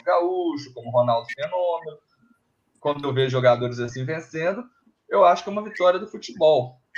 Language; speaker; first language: Portuguese; native; Portuguese